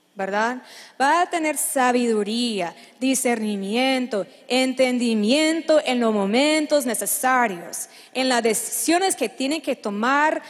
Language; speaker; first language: Spanish; non-native, fluent; English